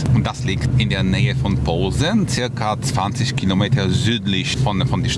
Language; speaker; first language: German; non-native, fluent; Polish